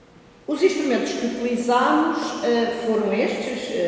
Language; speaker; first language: Portuguese; native; Portuguese